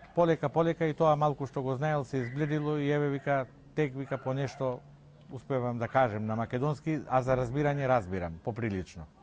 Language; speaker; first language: Macedonian; native; Macedonian